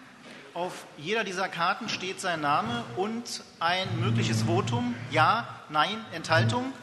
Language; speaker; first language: German; native; German